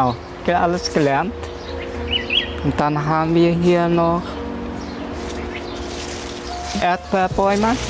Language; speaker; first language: German; early bilingual, other home language; Turkish